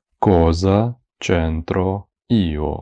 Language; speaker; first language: Italian; non-native, fluent; Ukrainian